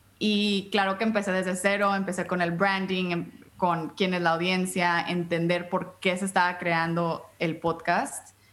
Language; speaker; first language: Spanish; native; Spanish